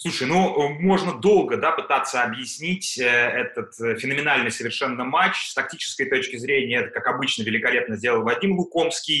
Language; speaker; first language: Russian; native; Russian